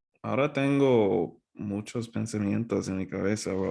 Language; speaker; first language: Spanish; non-native, fluent; English